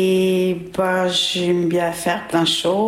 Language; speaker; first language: French; non-native, learner; Albanian